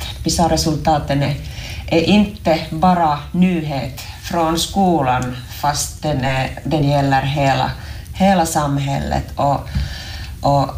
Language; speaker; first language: Swedish; non-native, local second language; Finnish